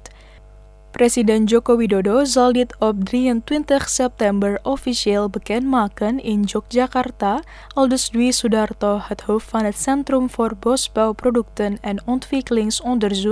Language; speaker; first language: Dutch; non-native, fluent; Indonesian